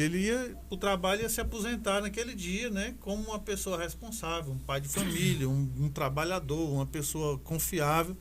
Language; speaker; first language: Portuguese; native; Portuguese